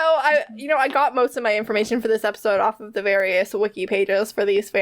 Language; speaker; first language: English; native; English